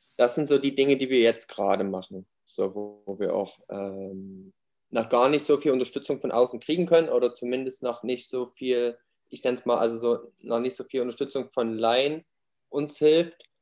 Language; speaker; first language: German; native; German